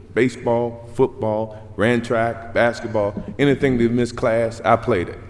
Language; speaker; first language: English; native; English